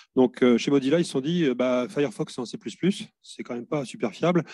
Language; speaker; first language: French; native; French